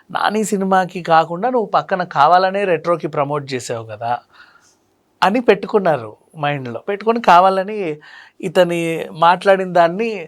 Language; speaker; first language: Telugu; native; Telugu